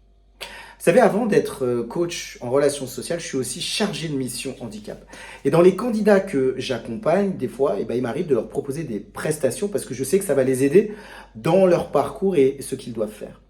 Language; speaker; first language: French; native; French